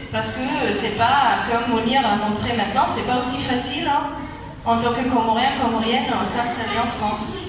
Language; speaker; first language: French; non-native, fluent; German